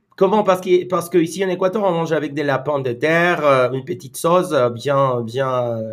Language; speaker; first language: French; non-native, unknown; Spanish